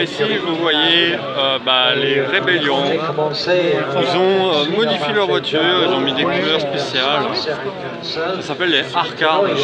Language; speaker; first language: French; native; French